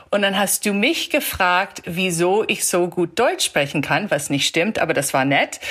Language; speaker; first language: German; early bilingual, heritage; German